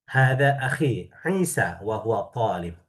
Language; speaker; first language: Arabic; non-native, fluent; Indonesian